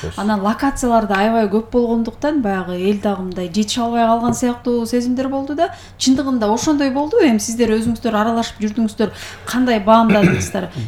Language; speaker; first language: Kyrgyz; native; Kyrgyz